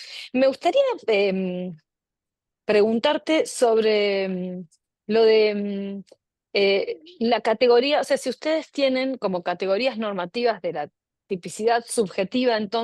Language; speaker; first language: Spanish; native; Spanish